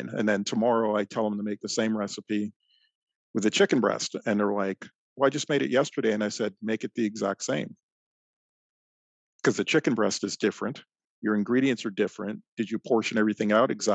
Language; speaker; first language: English; native; English